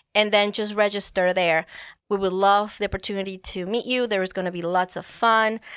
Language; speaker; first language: English; non-native, fluent; Spanish